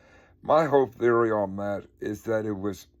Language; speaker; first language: English; native; English